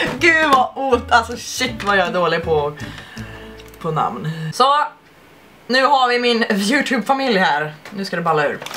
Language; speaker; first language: Swedish; native; Swedish